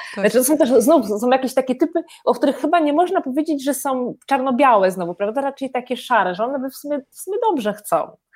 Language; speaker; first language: Polish; native; Polish